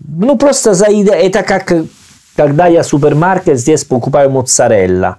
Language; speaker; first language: Russian; non-native, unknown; Italian